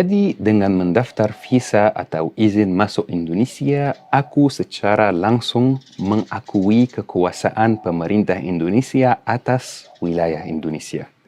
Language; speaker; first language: Indonesian; non-native, fluent; Arabic